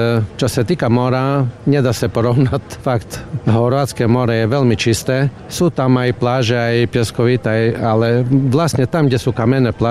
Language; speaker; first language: Slovak; non-native, fluent; Croatian